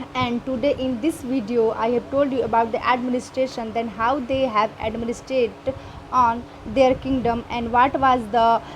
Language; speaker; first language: English; non-native, local second language; Hindi